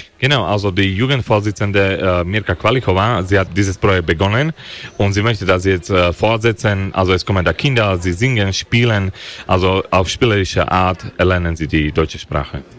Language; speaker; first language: German; non-native, local second language; Slovak